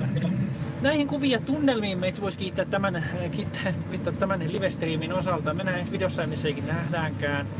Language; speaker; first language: Finnish; native; Finnish